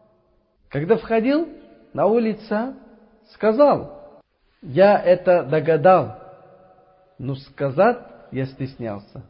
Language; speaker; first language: Russian; non-native, learner; Uzbek